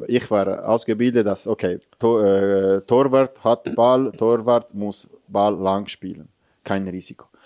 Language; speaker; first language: German; non-native, fluent; Italian